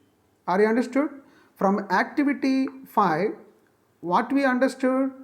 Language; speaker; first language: English; non-native, local second language; Telugu